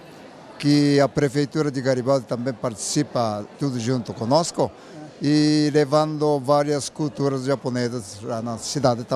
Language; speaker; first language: Portuguese; non-native, learner; Japanese